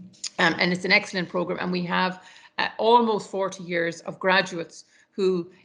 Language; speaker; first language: English; native; English